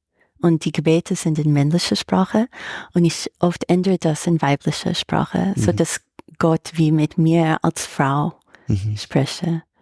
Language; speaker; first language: German; non-native, fluent; English